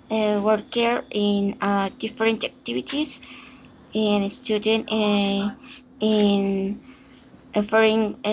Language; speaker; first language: English; non-native, learner; Spanish